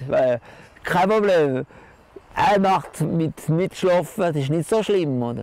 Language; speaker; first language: German; non-native, local second language; French